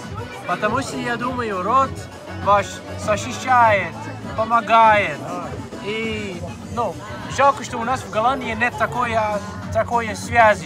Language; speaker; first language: Russian; non-native, learner; Dutch